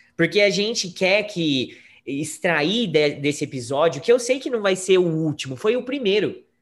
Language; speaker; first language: Portuguese; native; Portuguese